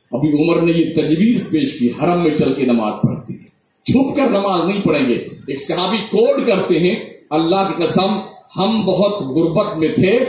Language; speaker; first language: Urdu; native; Urdu